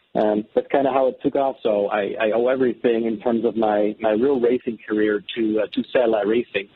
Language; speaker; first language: English; non-native, fluent; Dutch